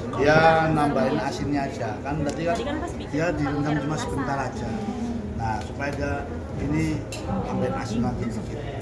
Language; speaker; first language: Indonesian; native; Indonesian